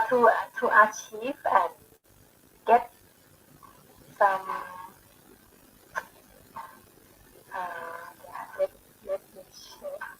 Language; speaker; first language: English; non-native, learner; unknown